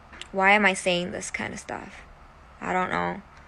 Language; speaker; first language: English; early bilingual, other home language; Korean